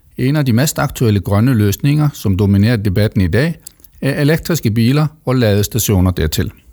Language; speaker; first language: Danish; non-native, local second language; Faroese